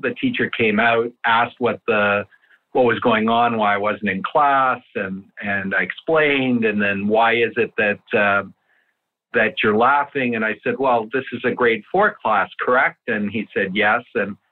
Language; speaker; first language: English; early bilingual, other home language; Italian